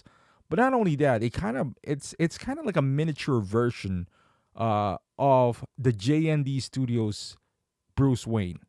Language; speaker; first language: English; native; English